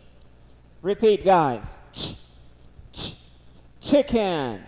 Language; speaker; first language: English; non-native, fluent; Portuguese